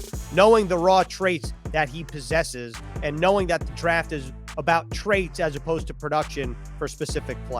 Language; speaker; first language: English; native; English